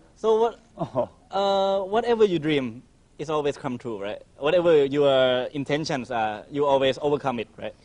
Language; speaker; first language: English; non-native, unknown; Thai